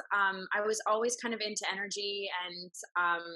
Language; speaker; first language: English; native; English